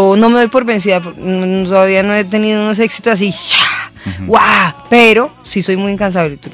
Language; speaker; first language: Spanish; native; Spanish